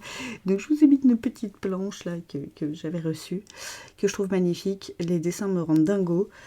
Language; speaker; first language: French; native; French